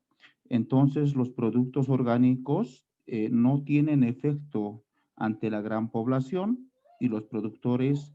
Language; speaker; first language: Spanish; native; Spanish